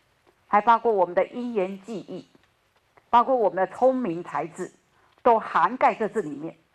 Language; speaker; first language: Chinese; native; Chinese